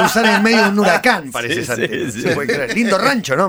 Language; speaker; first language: Spanish; native; Spanish